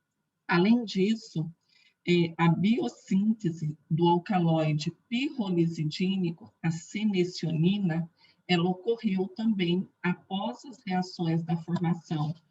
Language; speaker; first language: Portuguese; native; Portuguese